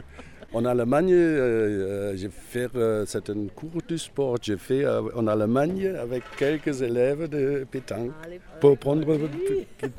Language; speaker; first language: French; non-native, learner; German